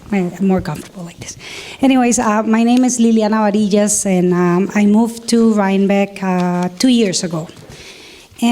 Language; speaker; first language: English; non-native, fluent; Spanish